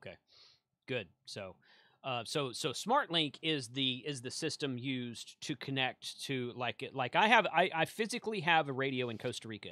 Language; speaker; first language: English; native; English